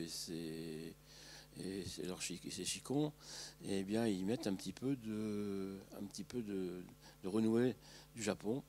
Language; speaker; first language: French; native; French